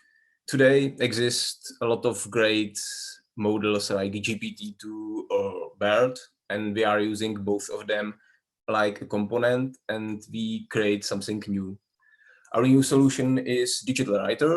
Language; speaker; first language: English; non-native, learner; Czech